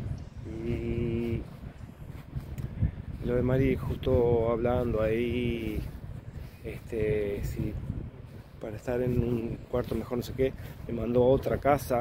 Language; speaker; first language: Spanish; native; Spanish